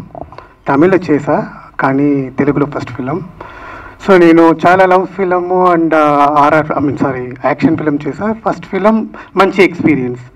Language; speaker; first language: Telugu; non-native, learner; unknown